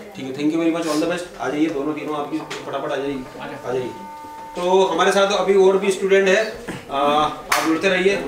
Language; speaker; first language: Hindi; native; Hindi